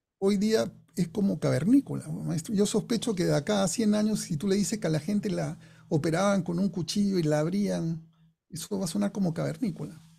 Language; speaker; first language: Spanish; non-native, fluent; English